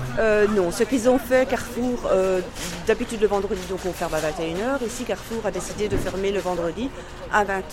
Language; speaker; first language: French; native; French